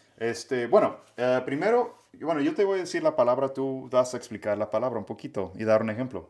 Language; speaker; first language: Spanish; non-native, fluent; English